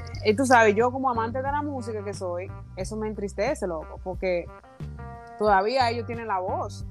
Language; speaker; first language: Spanish; early bilingual, heritage; Spanish